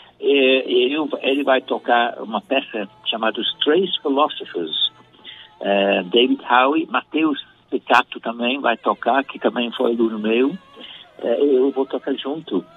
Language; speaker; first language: Portuguese; non-native, fluent; English